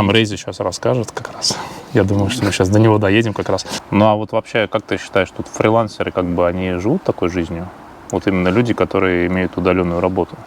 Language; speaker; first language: Russian; native; Russian